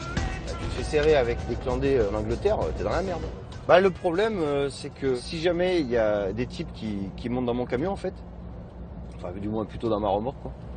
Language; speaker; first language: French; native; French